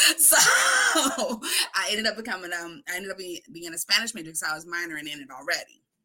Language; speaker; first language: English; native; English